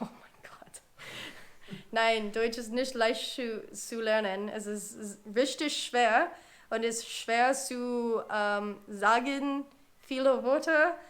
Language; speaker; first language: German; non-native, learner; English